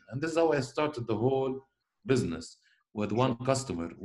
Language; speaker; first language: English; non-native, fluent; Arabic